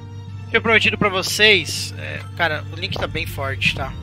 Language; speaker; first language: Portuguese; native; Portuguese